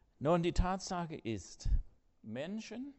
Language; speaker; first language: German; non-native, fluent; English